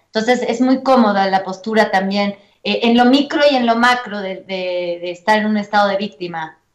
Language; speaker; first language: Spanish; native; Spanish